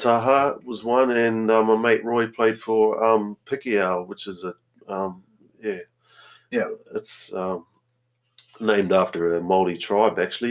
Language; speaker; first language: English; native; English